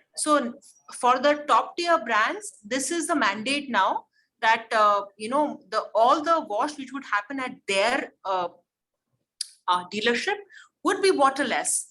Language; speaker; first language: English; non-native, local second language; Hindi